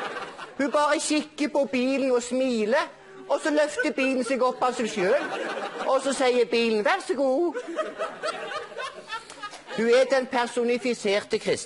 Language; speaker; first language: Norwegian; native; Norwegian